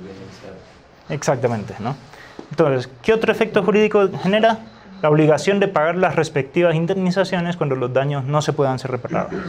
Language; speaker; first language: Spanish; native; Spanish